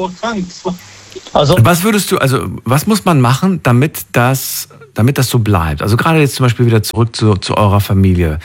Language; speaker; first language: German; native; German